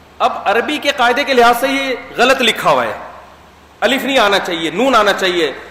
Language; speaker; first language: Urdu; native; Urdu